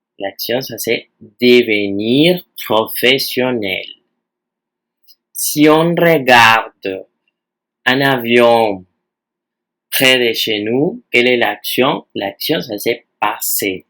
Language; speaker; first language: French; non-native, fluent; Spanish